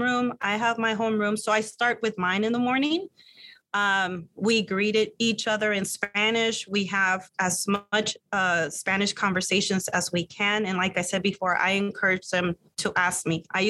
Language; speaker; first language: English; early bilingual, other home language; Spanish